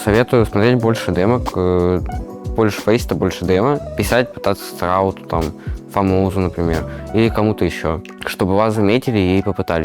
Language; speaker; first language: Russian; native; Russian